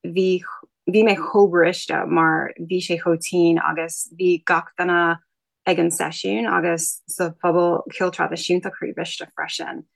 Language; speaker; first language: Irish; non-native, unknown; English